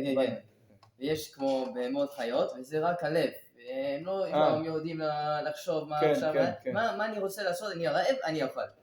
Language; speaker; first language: Hebrew; non-native, learner; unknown